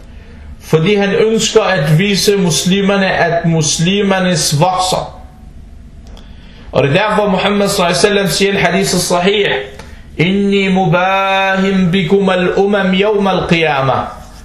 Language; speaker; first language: Danish; non-native, fluent; Arabic